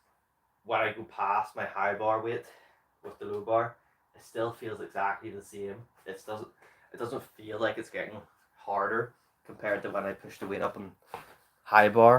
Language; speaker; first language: English; native; English